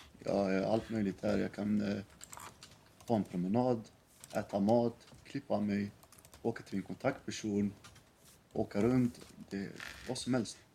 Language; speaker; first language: Swedish; early bilingual, other home language; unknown